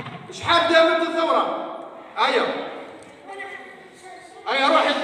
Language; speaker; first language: Arabic; native; Arabic